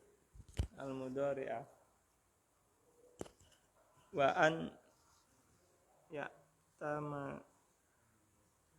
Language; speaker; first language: Arabic; non-native, learner; Indonesian